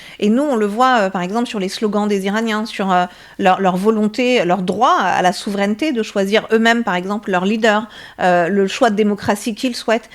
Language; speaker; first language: French; early bilingual, other home language; Persian